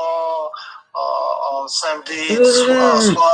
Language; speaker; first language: French; non-native, learner; English